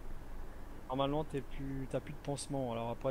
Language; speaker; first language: French; native; French